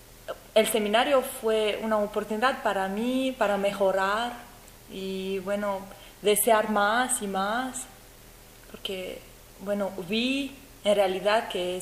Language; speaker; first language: Spanish; non-native, fluent; English